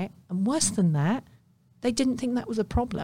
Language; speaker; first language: English; native; English